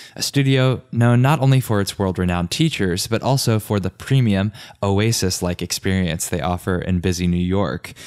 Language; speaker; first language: English; native; English